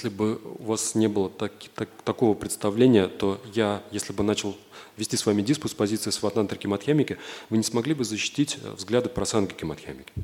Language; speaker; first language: Russian; native; Russian